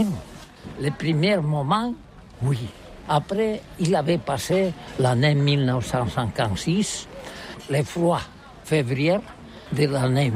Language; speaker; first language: French; non-native, learner; Catalan